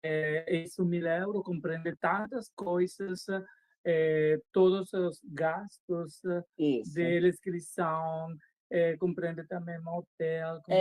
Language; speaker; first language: Portuguese; non-native, learner; Spanish